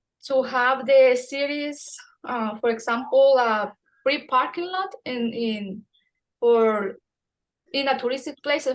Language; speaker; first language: English; non-native, fluent; Spanish